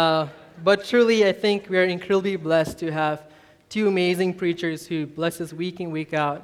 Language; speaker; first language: English; non-native, local second language; Tamil